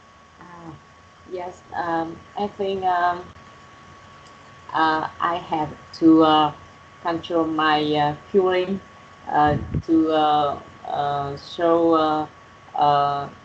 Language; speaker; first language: English; non-native, learner; Vietnamese